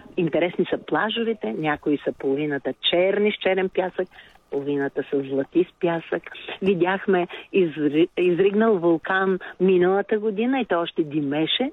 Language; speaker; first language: Bulgarian; native; Bulgarian